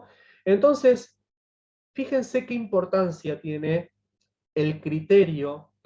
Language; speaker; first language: Spanish; native; Spanish